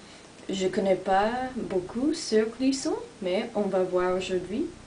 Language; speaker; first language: French; non-native, learner; English